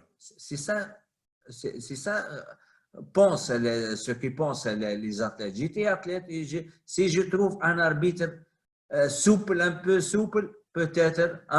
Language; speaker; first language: French; non-native, fluent; Arabic